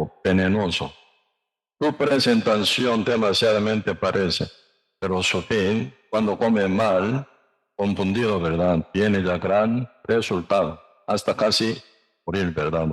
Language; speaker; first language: Spanish; non-native, learner; Korean